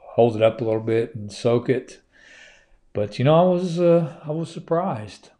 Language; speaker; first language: English; native; English